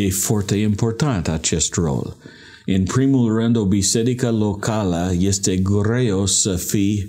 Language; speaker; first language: Romanian; non-native, learner; English